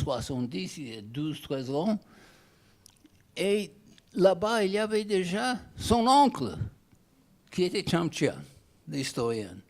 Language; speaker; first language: French; non-native, fluent; English